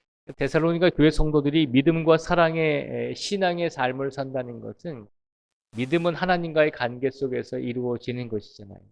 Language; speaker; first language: Korean; native; Korean